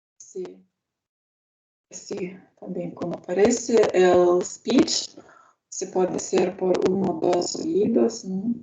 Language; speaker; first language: Spanish; non-native, learner; Lithuanian